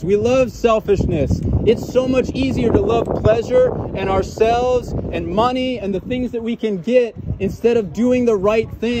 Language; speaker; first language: English; native; English